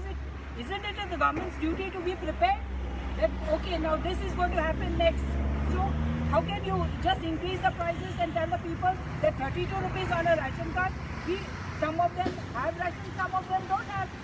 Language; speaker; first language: English; non-native, local second language; Konkani